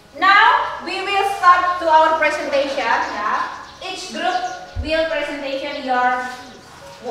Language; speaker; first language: English; non-native, learner; Indonesian